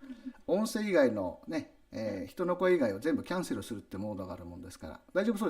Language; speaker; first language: Japanese; native; Japanese